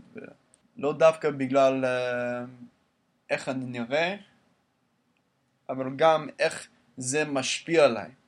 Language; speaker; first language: Hebrew; non-native, learner; English